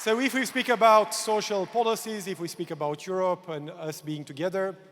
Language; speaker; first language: English; non-native, fluent; Romanian